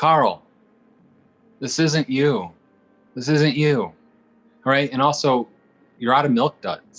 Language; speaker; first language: English; native; English